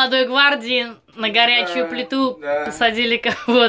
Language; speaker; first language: Russian; native; Russian